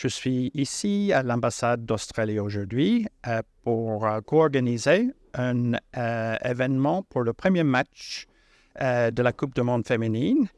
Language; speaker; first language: French; non-native, fluent; English